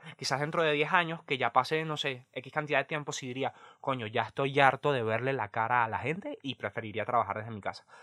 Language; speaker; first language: Spanish; native; Spanish